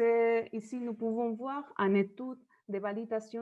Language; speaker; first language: French; non-native, fluent; Spanish